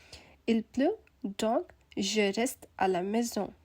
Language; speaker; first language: French; non-native, learner; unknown